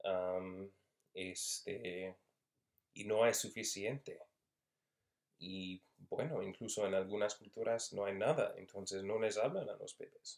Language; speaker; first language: Spanish; non-native, fluent; English